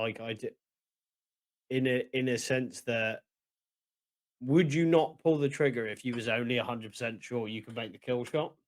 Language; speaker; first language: English; native; English